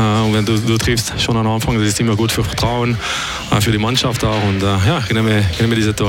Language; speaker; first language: German; non-native, local second language; French